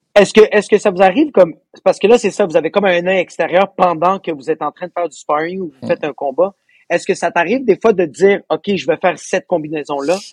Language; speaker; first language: French; native; French